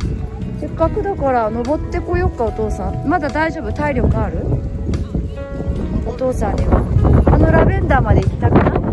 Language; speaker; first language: Japanese; native; Japanese